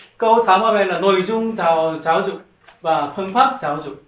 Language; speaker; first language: Vietnamese; non-native, learner; Korean